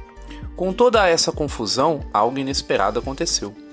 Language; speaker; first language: Portuguese; native; Portuguese